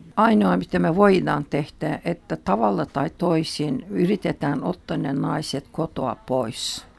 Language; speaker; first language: Finnish; non-native, fluent; Turkish